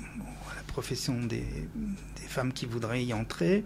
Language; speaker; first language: French; native; French